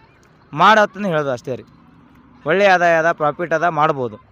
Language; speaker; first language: Kannada; native; Kannada